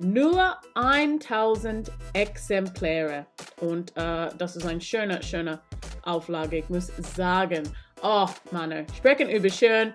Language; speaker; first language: German; non-native, learner; English